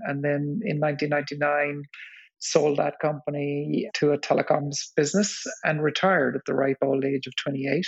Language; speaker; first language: English; native; English